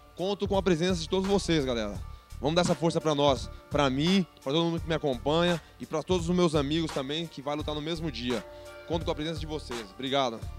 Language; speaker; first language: Portuguese; native; Portuguese